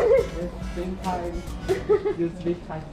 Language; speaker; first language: English; non-native, learner; Thai